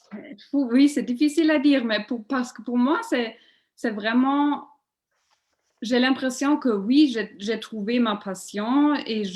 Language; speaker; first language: French; non-native, local second language; German